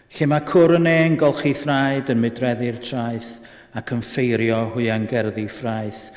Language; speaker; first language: Welsh; native; Welsh